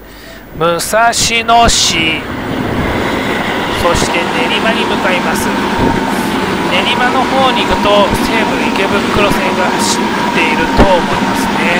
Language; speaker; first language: Japanese; native; Japanese